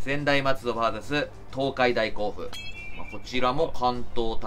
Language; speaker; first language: Japanese; native; Japanese